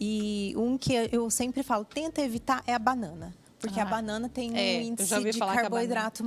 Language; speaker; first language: Portuguese; native; Portuguese